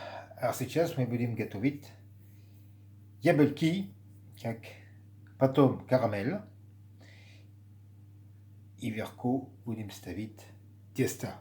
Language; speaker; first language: Russian; non-native, learner; French